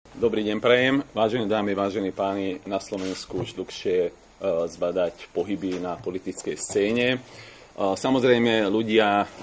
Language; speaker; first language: Slovak; non-native, local second language; Hungarian